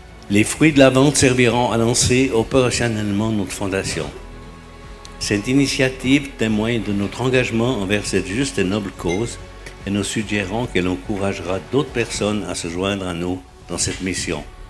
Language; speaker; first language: French; native; French